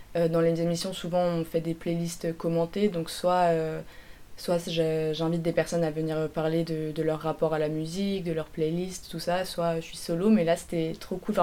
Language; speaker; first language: French; native; French